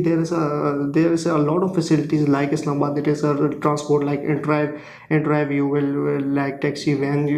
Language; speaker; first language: English; non-native, learner; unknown